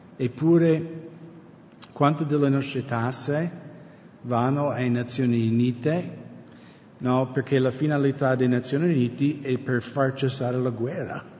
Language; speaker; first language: Italian; non-native, fluent; English